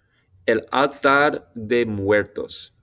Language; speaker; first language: Spanish; non-native, fluent; English